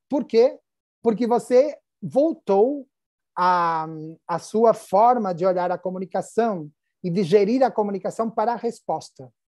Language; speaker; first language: Portuguese; native; Portuguese